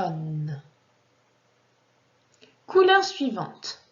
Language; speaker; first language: French; non-native, fluent; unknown